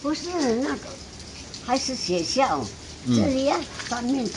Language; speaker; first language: Chinese; non-native, local second language; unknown